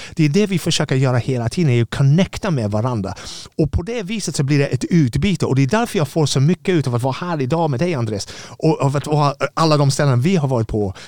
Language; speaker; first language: Swedish; non-native, fluent; English